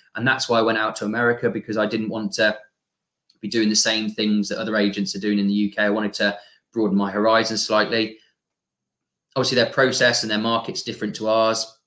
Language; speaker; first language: English; native; English